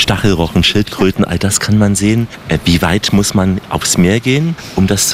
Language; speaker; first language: German; native; German